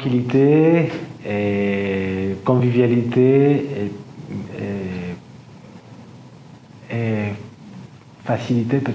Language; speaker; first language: French; non-native, fluent; Spanish